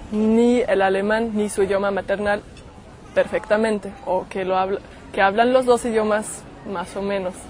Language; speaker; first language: Spanish; non-native, fluent; German